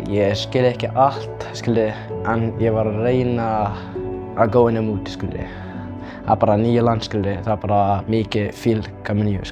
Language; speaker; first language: Icelandic; non-native, learner; Arabic